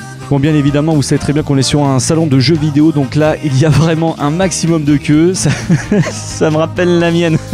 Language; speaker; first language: French; native; French